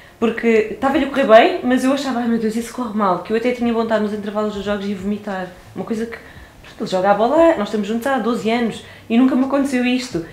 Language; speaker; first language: Portuguese; native; Portuguese